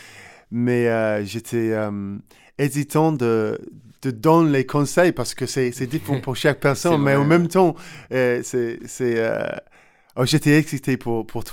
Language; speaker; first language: French; non-native, learner; English